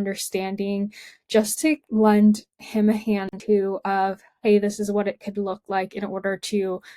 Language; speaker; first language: English; native; English